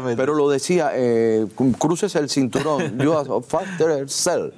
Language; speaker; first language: Spanish; native; Spanish